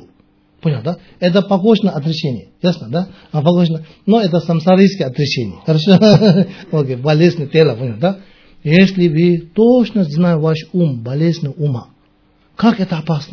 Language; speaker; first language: Russian; non-native, learner; Tibetan